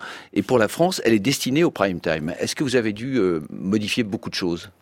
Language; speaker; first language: French; native; French